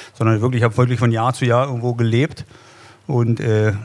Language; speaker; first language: German; native; German